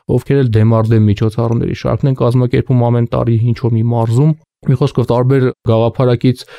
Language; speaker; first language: Armenian; native; Armenian